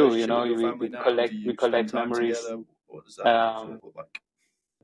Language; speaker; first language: English; non-native, fluent; German